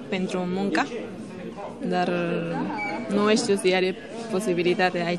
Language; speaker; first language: Romanian; non-native, learner; Spanish